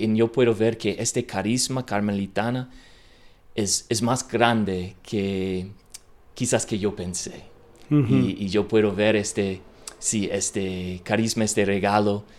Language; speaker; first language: Spanish; non-native, learner; English